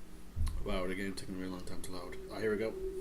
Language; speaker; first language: English; native; English